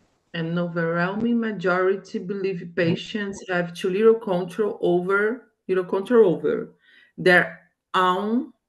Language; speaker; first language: English; non-native, learner; Portuguese